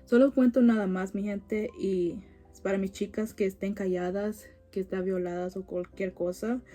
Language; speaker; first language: Spanish; early bilingual, heritage; Spanish